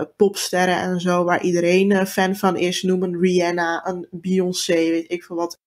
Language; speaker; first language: Dutch; early bilingual, other home language; Turkish